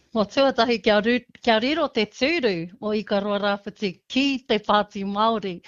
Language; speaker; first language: Māori; non-native, local second language; English